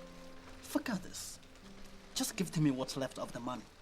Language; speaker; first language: English; non-native, learner; Chinese